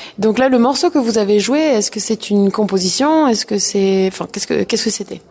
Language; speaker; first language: French; native; French